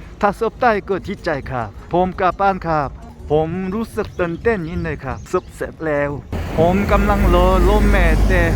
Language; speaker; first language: Thai; non-native, learner; Korean